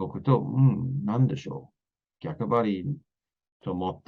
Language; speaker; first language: Japanese; non-native, learner; English